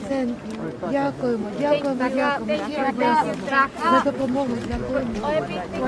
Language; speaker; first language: Ukrainian; native; Ukrainian